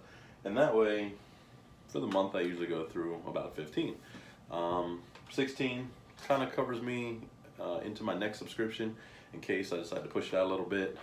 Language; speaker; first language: English; native; English